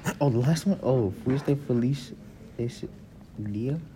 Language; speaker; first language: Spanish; non-native, learner; English